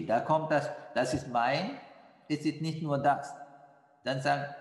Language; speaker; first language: German; non-native, fluent; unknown